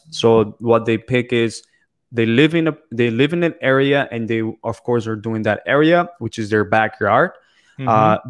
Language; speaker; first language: English; non-native, fluent; Spanish